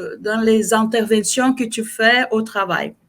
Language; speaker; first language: French; non-native, fluent; Portuguese